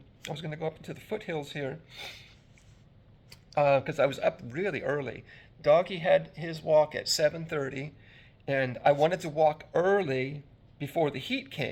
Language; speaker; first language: English; native; English